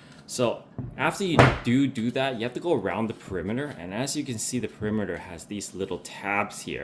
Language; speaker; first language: English; native; English